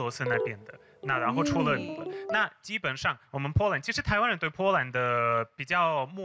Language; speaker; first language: Chinese; non-native, fluent; Polish